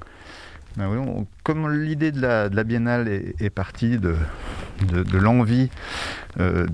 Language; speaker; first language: French; native; French